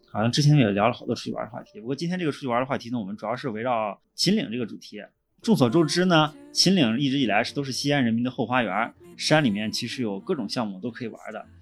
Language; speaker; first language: Chinese; native; Chinese